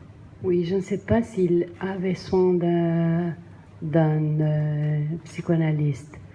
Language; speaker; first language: French; non-native, learner; Spanish